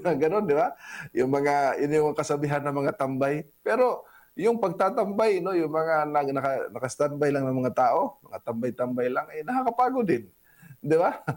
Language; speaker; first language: Filipino; non-native, local second language; Cebuano